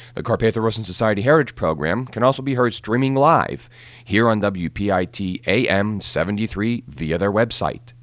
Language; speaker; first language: English; native; English